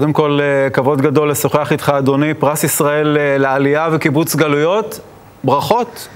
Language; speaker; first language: Hebrew; native; Hebrew